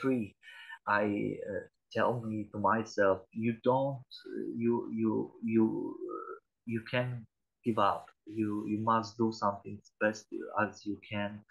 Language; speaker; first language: English; non-native, learner; Polish